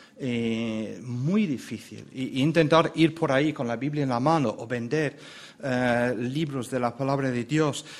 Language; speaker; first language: Spanish; non-native, fluent; English